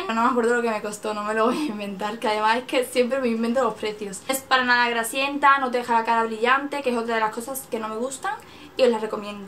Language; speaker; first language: Spanish; native; Spanish